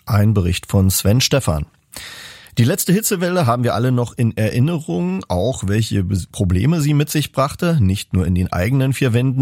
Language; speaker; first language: German; native; German